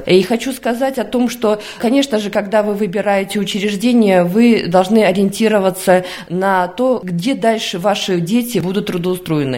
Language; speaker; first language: Russian; native; Russian